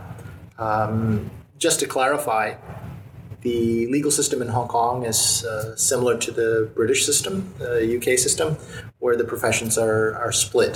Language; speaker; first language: English; native; English